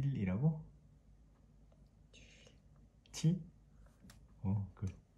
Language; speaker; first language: Korean; native; Korean